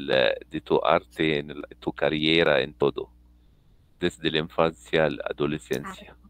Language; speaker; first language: Spanish; non-native, learner; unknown